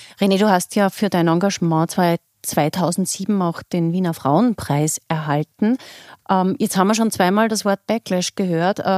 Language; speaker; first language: German; native; German